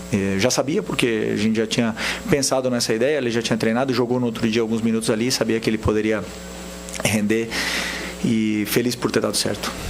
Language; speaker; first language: Portuguese; native; Portuguese